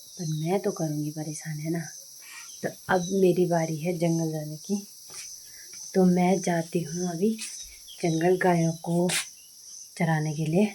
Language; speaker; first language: Hindi; native; Hindi